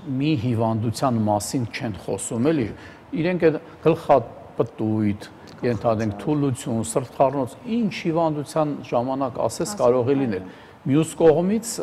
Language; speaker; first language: Armenian; native; Armenian